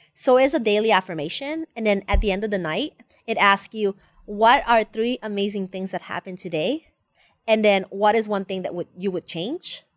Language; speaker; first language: English; non-native, fluent; Spanish